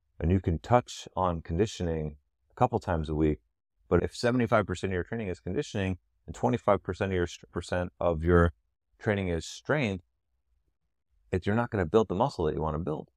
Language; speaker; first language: English; native; English